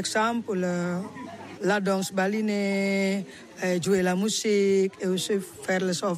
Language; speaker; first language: French; non-native, learner; Balinese